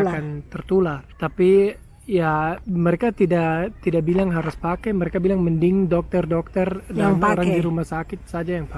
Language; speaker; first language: Indonesian; non-native, fluent; German